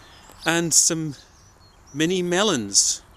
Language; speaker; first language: English; native; English